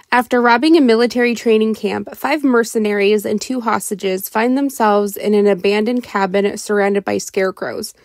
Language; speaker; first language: English; native; English